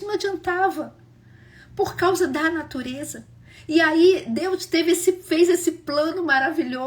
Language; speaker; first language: Portuguese; native; Portuguese